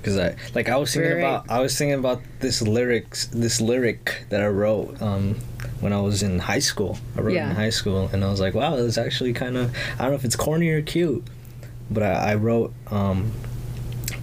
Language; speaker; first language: English; early bilingual, other home language; Spanish